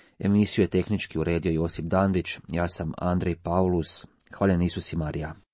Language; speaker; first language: Croatian; native; Croatian